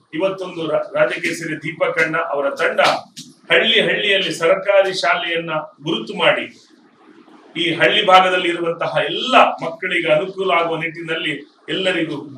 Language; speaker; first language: Kannada; native; Kannada